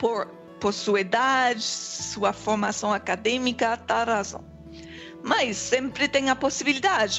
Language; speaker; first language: Portuguese; non-native, fluent; French